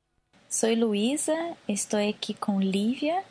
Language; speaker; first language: Spanish; non-native, local second language; Portuguese